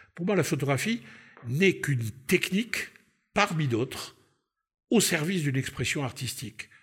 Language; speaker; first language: French; native; French